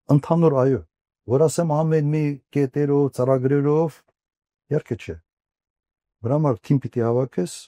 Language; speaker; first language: Armenian; native; Armenian